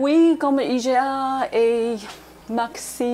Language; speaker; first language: French; non-native, learner; Chinese